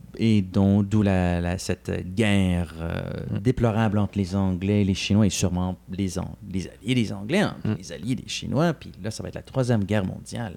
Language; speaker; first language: French; native; French